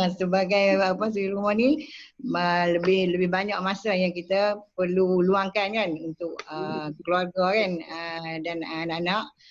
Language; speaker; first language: Malay; native; Malay